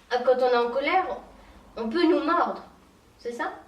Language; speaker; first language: French; native; French